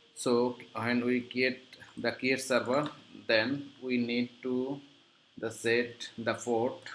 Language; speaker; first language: English; non-native, local second language; Bangla